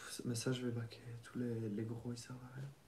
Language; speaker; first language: French; native; French